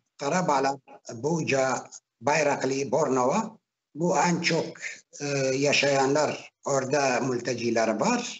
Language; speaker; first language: Turkish; non-native, fluent; Arabic